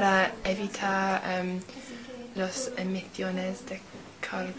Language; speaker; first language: Spanish; non-native, learner; English